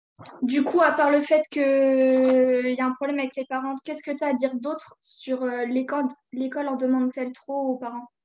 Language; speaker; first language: French; native; French